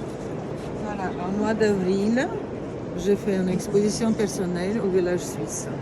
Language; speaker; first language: French; non-native, fluent; Romanian